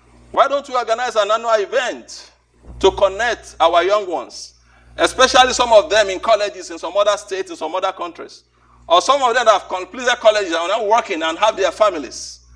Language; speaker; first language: English; non-native, local second language; Yoruba